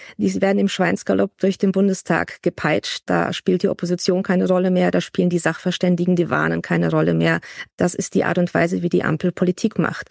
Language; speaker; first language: German; early bilingual, other home language; Romanian